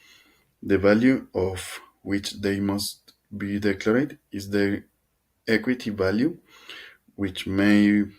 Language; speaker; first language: English; non-native, learner; Spanish